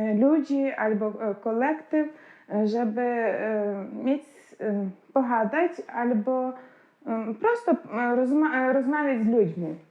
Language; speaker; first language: Polish; non-native, learner; Ukrainian